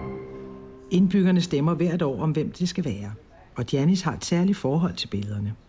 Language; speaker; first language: Danish; native; Danish